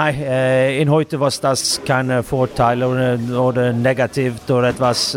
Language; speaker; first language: German; non-native, learner; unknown